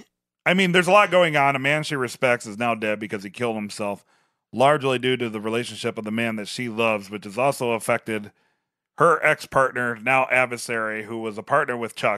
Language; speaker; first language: English; native; English